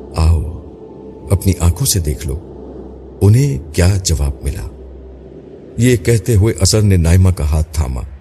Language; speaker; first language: Urdu; native; Urdu